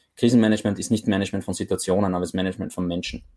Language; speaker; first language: German; native; German